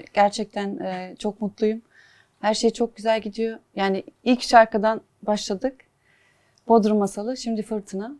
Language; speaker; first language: Turkish; early bilingual, heritage; Turkish